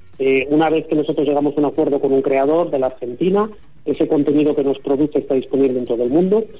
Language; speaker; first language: Spanish; native; Spanish